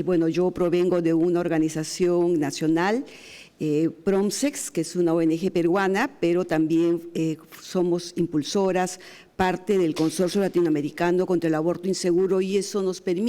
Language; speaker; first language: Spanish; native; Spanish